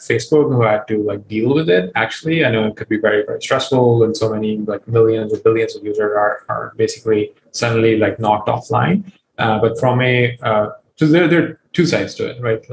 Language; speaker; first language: English; non-native, local second language; Urdu